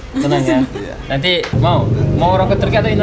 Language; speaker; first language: Indonesian; non-native, fluent; Turkish